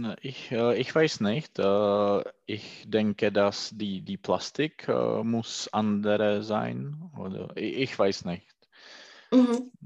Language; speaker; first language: German; non-native, learner; Czech